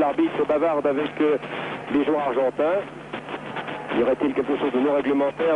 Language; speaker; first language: French; native; French